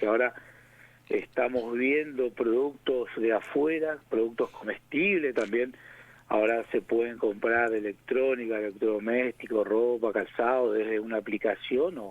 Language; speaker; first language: Spanish; native; Spanish